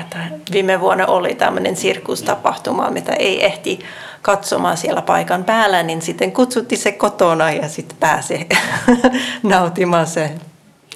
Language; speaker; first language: Finnish; non-native, fluent; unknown